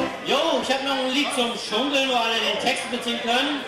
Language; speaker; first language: German; native; German